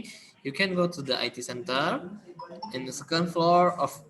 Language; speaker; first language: English; non-native, learner; Indonesian